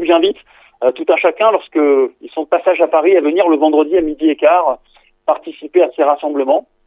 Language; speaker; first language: French; native; French